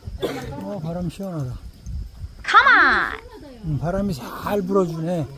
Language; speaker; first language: Korean; native; Korean